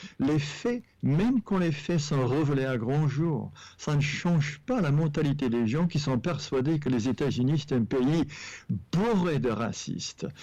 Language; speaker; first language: French; non-native, fluent; English